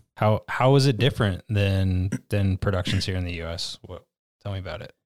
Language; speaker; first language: English; native; English